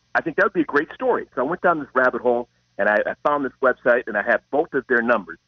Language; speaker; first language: English; native; English